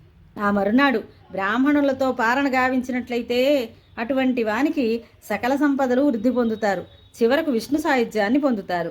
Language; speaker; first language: Telugu; native; Telugu